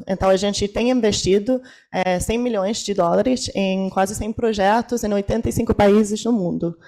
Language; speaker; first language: Portuguese; non-native, fluent; English